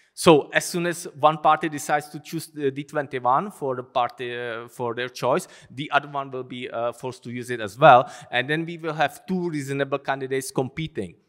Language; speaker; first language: English; non-native, fluent; Czech